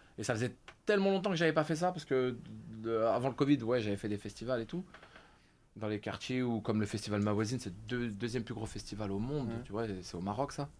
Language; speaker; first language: French; native; French